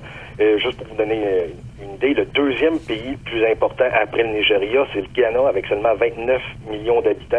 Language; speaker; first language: French; native; French